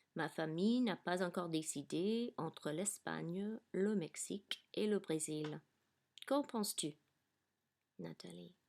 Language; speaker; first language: French; non-native, fluent; English